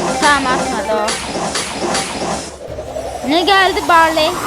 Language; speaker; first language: Turkish; native; Turkish